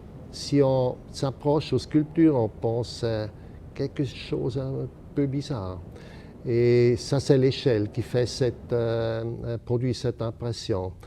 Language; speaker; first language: French; non-native, fluent; German